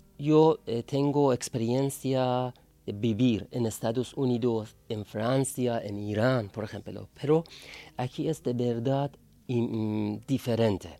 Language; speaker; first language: Spanish; non-native, learner; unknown